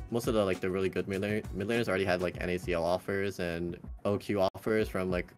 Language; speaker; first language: English; native; English